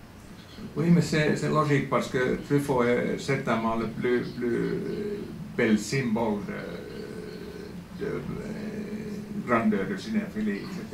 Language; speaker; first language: French; non-native, fluent; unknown